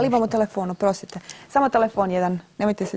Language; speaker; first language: Croatian; native; Croatian